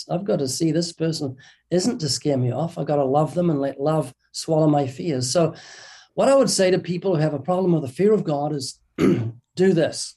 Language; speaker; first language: English; native; English